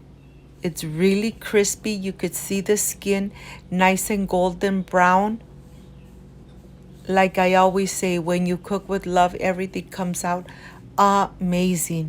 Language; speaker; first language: English; non-native, fluent; Spanish